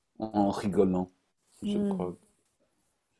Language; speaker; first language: French; non-native, fluent; English